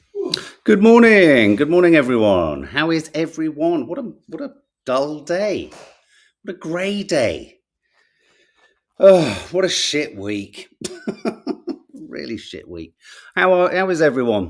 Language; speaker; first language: English; native; English